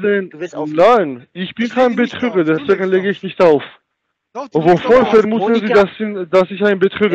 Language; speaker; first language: German; non-native, learner; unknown